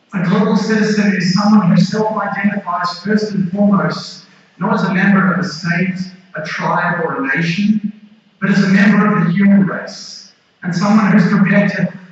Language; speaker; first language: English; native; English